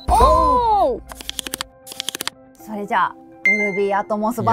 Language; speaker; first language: Japanese; native; Japanese